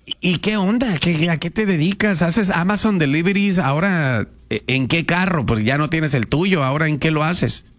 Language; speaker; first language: Spanish; native; Spanish